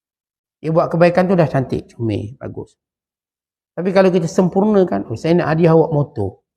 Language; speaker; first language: Malay; native; Malay